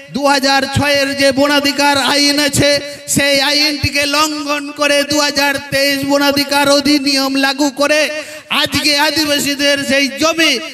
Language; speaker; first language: Bangla; non-native, local second language; Santali